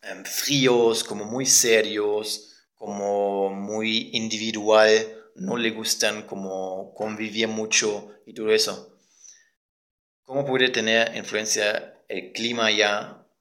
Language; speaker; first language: Spanish; non-native, fluent; German